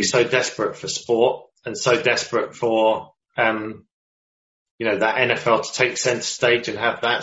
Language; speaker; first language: English; native; English